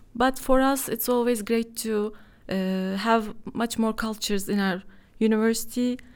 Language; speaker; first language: English; non-native, fluent; Turkish